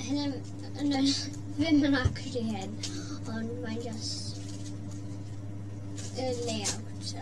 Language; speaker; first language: Welsh; non-native, local second language; English